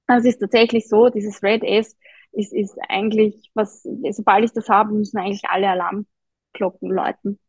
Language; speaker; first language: German; native; German